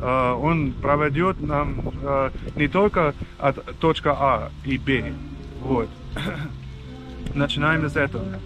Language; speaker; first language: Russian; non-native, fluent; German